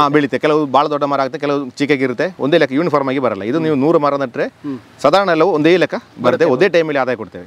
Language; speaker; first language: Kannada; non-native, local second language; Malayalam